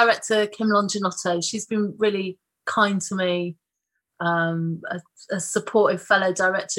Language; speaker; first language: English; native; English